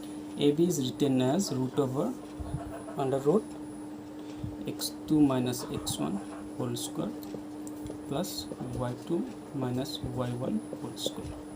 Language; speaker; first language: English; non-native, local second language; Hindi